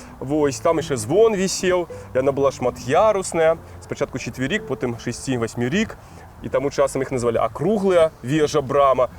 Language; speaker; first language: Belarusian; non-native, local second language; Russian